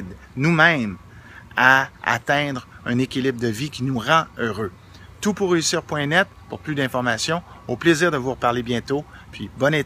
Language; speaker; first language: French; native; French